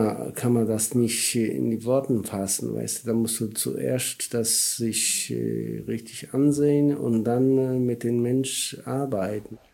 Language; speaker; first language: German; non-native, learner; Polish